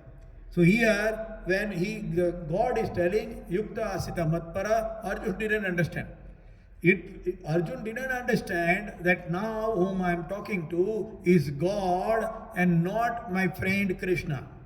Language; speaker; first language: English; non-native, local second language; Hindi